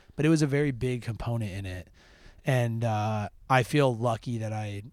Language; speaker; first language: English; native; English